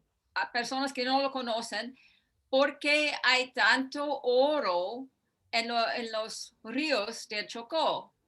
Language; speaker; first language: Spanish; non-native, fluent; English